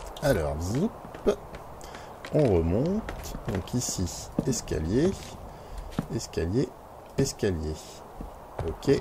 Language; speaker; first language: French; native; French